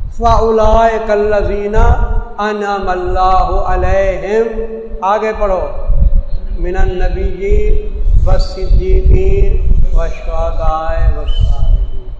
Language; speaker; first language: Urdu; non-native, local second language; Saraiki